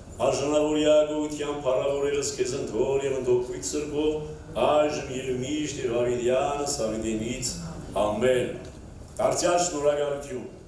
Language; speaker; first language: Armenian; native; Armenian